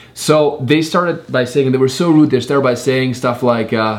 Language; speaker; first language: English; non-native, fluent; German